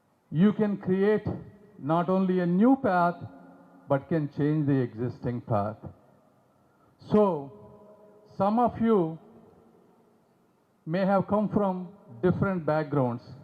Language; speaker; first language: English; non-native, local second language; Telugu